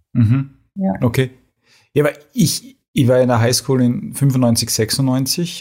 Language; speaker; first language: German; native; German